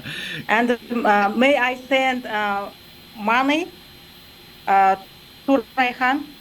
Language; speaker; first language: English; non-native, learner; Kazakh